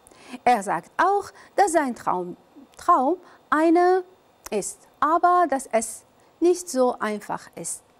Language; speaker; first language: German; non-native, fluent; Arabic